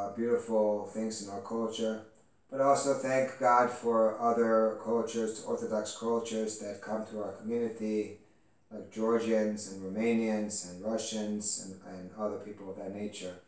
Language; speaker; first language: English; early bilingual, other home language; Greek